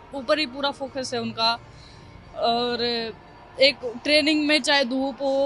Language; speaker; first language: Hindi; native; Hindi